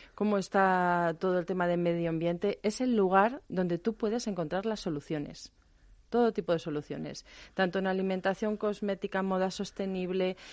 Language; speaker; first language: Spanish; non-native, fluent; German